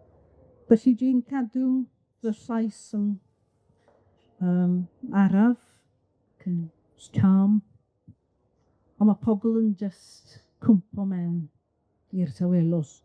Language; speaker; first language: Welsh; non-native, local second language; English